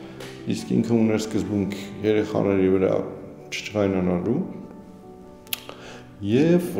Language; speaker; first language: Armenian; native; Armenian